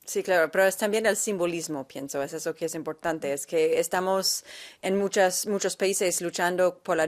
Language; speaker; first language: Spanish; non-native, fluent; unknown